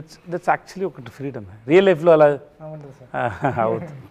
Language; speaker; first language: Telugu; non-native, learner; Tamil